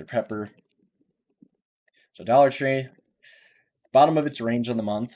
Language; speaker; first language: English; native; English